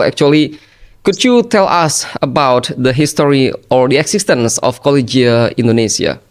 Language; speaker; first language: English; non-native, fluent; Indonesian